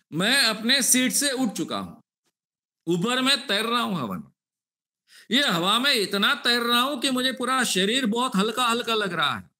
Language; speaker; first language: Hindi; non-native, local second language; Marathi